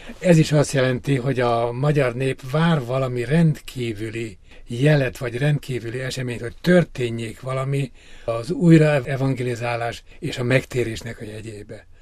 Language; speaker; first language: Hungarian; native; Hungarian